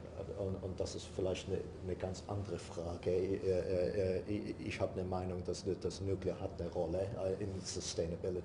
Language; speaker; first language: German; non-native, learner; English